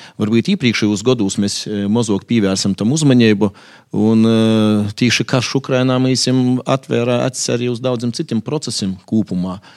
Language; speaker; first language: Latvian; native; Latvian